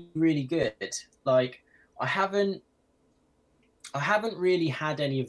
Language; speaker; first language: English; native; English